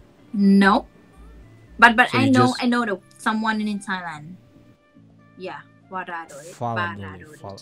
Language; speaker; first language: English; non-native, learner; Thai